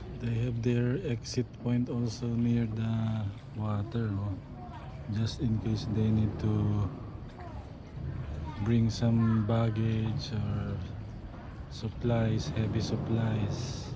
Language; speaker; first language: English; non-native, local second language; Filipino